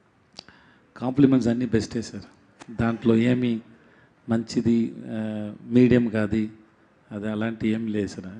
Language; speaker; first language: Telugu; non-native, learner; Tamil